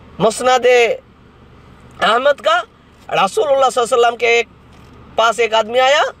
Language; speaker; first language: Hindi; non-native, local second language; Bangla